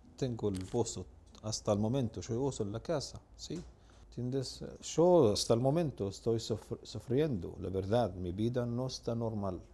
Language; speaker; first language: Spanish; non-native, learner; Arabic